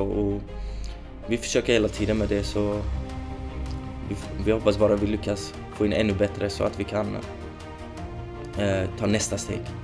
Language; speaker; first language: Swedish; early bilingual, other home language; Kurdish